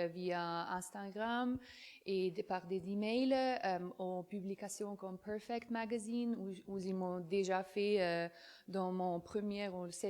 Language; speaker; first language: French; non-native, fluent; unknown